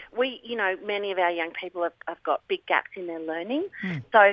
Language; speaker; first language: English; native; English